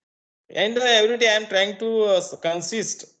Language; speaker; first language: English; non-native, learner; Marathi